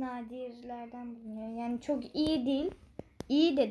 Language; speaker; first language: Turkish; native; Turkish